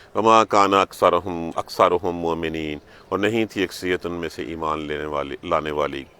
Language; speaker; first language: Urdu; non-native, local second language; Punjabi